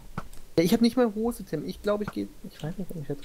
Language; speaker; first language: German; native; German